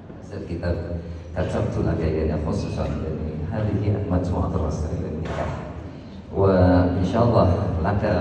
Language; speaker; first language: Arabic; non-native, learner; Indonesian